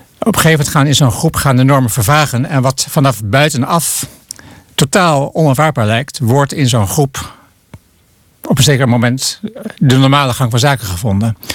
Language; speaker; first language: Dutch; native; Dutch